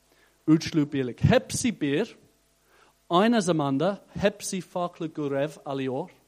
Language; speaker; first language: Turkish; non-native, fluent; English